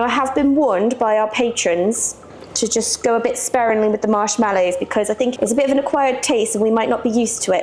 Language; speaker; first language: English; native; English